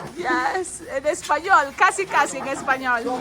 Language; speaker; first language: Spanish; non-native, fluent; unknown